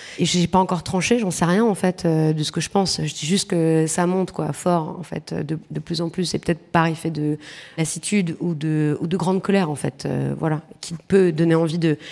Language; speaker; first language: French; native; French